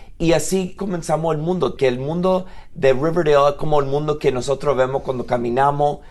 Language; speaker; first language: Spanish; early bilingual, heritage; Spanish